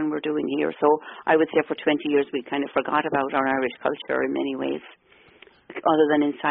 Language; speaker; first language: English; native; English